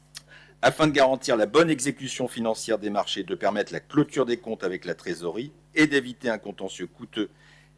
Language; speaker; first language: French; native; French